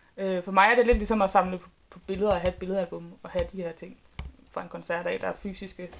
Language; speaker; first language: Danish; native; Danish